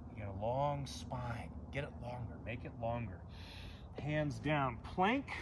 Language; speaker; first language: English; native; English